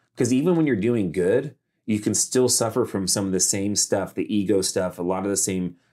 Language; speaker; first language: English; native; English